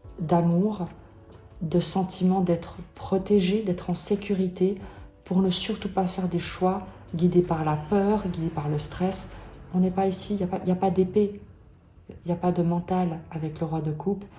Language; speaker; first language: French; native; French